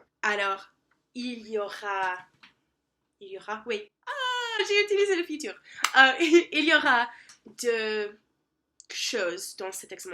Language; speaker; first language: French; non-native, learner; English